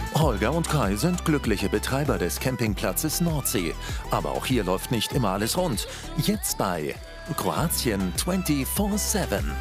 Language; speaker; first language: German; native; German